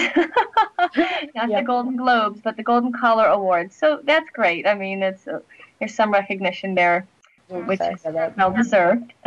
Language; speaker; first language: English; native; English